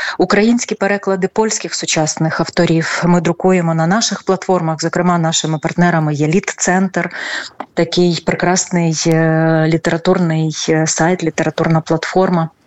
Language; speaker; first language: Ukrainian; native; Ukrainian